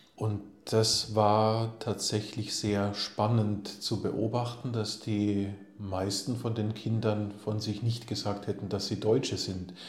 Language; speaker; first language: German; native; German